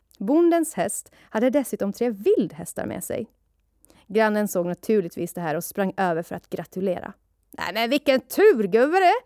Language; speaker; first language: Swedish; early bilingual, other home language; Persian